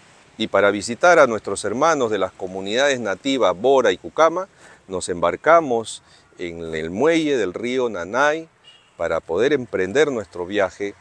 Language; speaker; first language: Spanish; native; Spanish